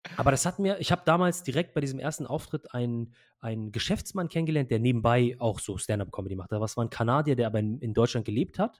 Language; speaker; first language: German; early bilingual, other home language; Arabic